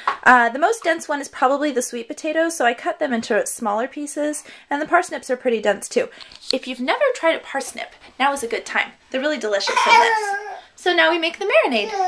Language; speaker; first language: English; native; English